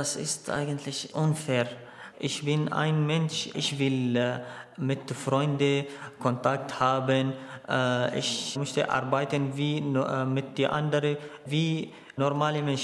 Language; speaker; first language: German; non-native, learner; Arabic